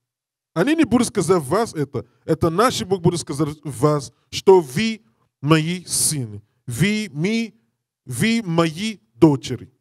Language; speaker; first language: Russian; non-native, learner; English